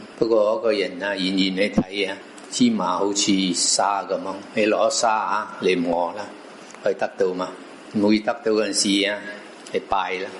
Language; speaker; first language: Cantonese; non-native, local second language; Min Nan Chinese